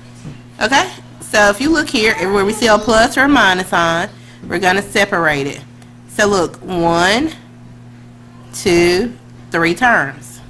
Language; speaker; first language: English; native; English